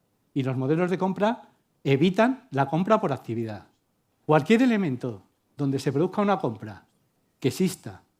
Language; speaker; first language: Spanish; native; Spanish